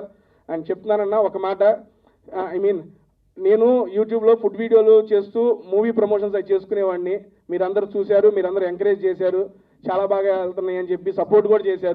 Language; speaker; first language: Telugu; native; Telugu